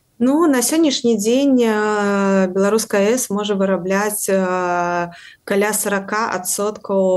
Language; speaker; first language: Belarusian; non-native, local second language; Russian